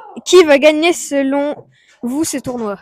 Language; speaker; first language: French; native; French